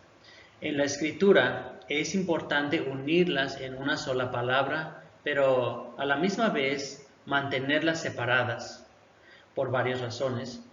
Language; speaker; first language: Spanish; non-native, local second language; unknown